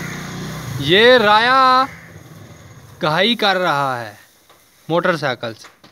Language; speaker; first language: Hindi; non-native, local second language; Punjabi